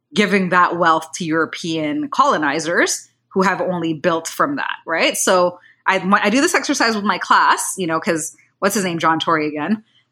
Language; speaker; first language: English; non-native, local second language; Kinyarwanda